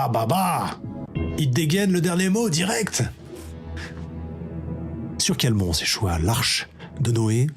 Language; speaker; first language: French; native; French